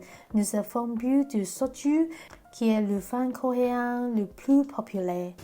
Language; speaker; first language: French; non-native, learner; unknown